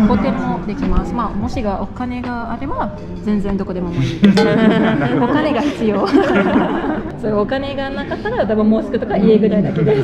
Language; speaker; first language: Japanese; non-native, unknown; Malay